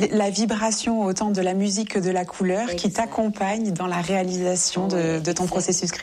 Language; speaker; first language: French; native; French